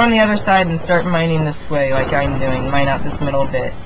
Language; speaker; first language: English; native; English